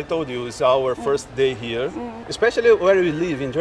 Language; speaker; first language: English; non-native, fluent; Portuguese